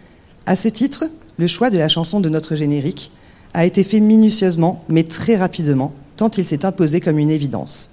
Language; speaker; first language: French; native; French